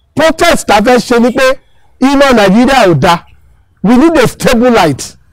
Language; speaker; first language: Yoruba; native; Yoruba